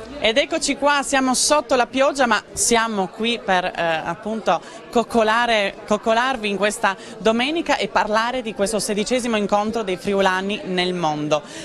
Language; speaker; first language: Italian; native; Italian